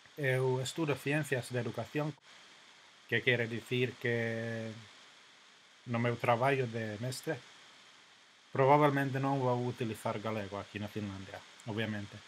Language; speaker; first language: Galician; non-native, fluent; Finnish